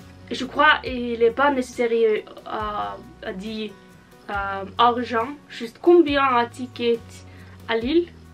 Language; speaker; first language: French; non-native, learner; Norwegian